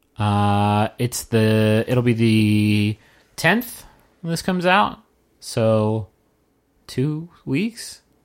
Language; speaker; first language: English; native; English